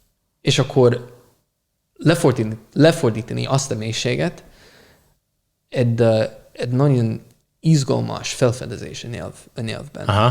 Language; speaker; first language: Hungarian; non-native, fluent; English